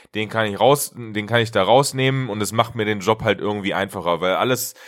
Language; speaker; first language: German; native; German